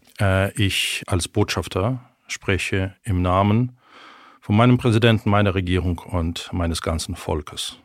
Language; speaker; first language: German; non-native, fluent; Ukrainian